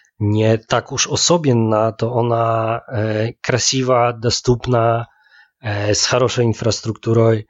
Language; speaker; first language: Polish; non-native, learner; Russian